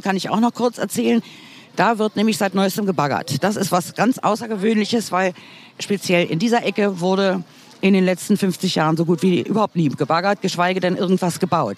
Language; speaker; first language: German; native; German